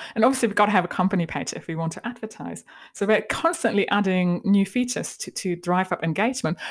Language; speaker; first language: English; non-native, fluent; German